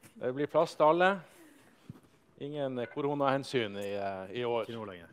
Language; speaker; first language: Norwegian; native; Norwegian